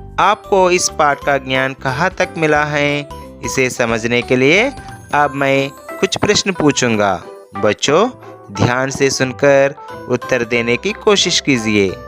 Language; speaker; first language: Hindi; non-native, local second language; Telugu